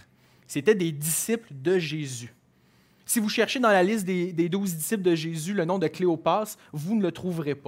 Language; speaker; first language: French; native; French